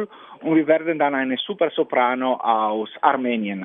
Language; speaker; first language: German; non-native, fluent; Italian